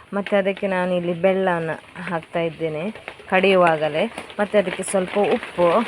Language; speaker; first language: Kannada; non-native, local second language; Tulu